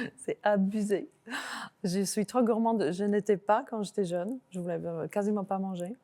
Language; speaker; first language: French; non-native, fluent; Slovak